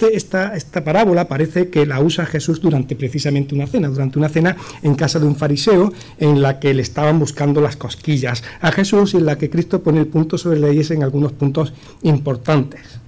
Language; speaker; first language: Spanish; native; Spanish